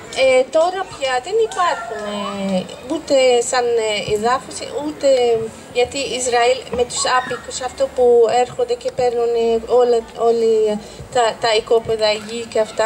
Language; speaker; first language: Greek; non-native, fluent; Arabic